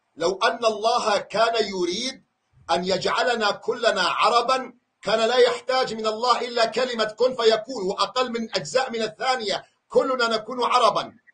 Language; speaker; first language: Arabic; non-native, local second language; Kurdish